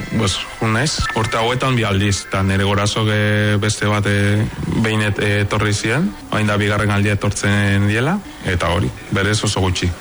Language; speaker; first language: Basque; non-native, fluent; Spanish